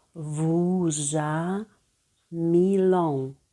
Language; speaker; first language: French; non-native, fluent; Ukrainian